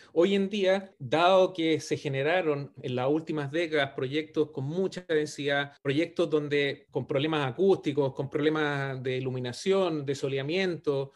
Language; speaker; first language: Spanish; native; Spanish